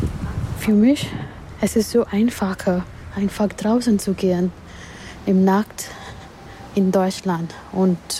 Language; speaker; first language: German; non-native, learner; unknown